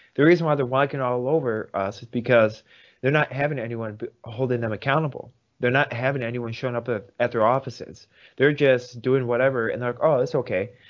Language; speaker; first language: English; early bilingual, other home language; Russian